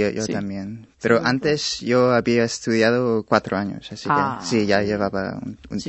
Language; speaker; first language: Spanish; non-native, fluent; English